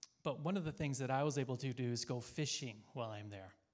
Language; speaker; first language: English; native; English